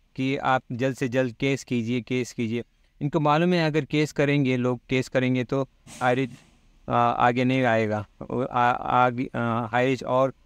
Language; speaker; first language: Hindi; non-native, local second language; Malayalam